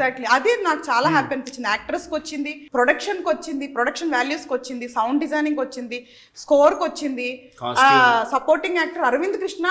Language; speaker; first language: Telugu; native; Telugu